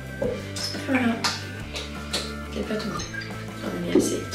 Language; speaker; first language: French; early bilingual, other home language; Russian